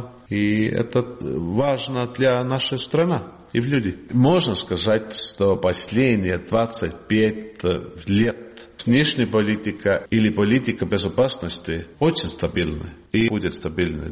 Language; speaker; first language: Russian; non-native, learner; Estonian